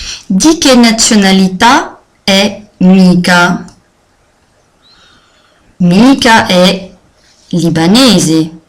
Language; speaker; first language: Italian; non-native, fluent; French